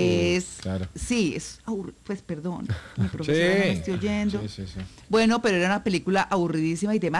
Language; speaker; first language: Spanish; native; Spanish